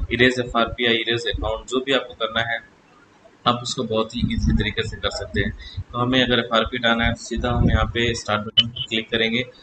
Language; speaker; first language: Hindi; native; Hindi